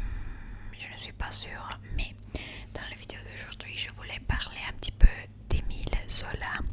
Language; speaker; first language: French; non-native, learner; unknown